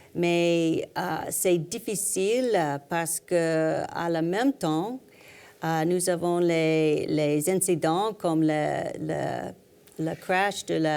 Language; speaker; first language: French; non-native, learner; English